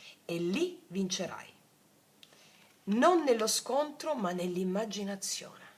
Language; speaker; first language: Italian; native; Italian